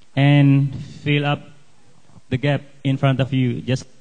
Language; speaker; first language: English; non-native, learner; Indonesian